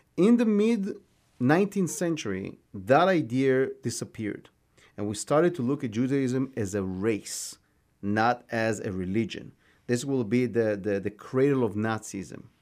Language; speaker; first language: English; non-native, fluent; Hebrew